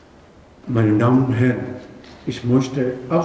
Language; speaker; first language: German; non-native, learner; Punjabi